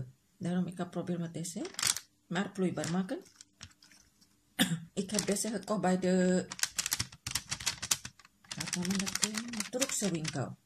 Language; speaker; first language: Dutch; non-native, learner; Indonesian